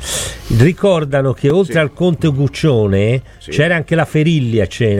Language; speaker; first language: Italian; native; Italian